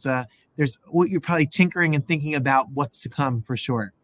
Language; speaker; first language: English; native; English